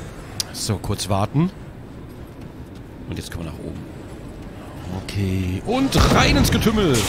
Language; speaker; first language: German; native; German